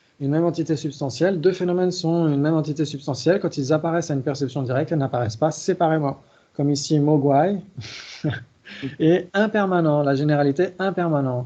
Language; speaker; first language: French; native; French